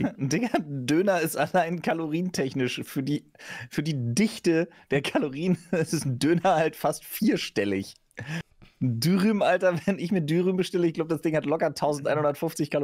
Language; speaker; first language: German; native; German